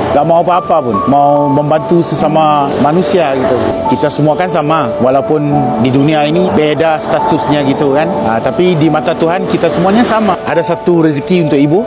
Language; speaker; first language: Malay; native; Malay